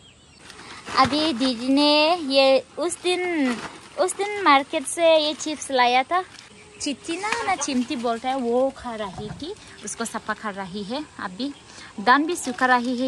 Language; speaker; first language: Hindi; non-native, local second language; Garo